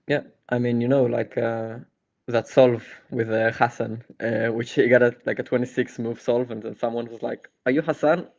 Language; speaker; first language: English; non-native, fluent; Hebrew